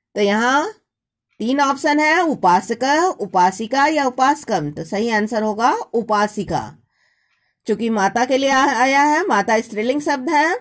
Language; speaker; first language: Hindi; native; Hindi